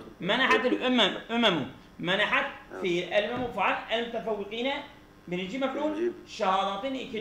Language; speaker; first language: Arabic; non-native, fluent; Turkish